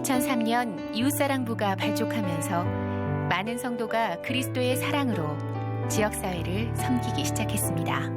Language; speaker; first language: Korean; native; Korean